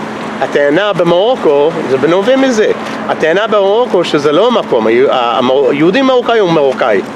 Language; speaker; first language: Hebrew; non-native, fluent; English